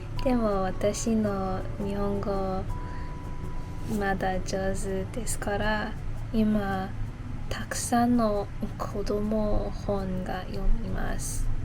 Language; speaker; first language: Japanese; non-native, learner; English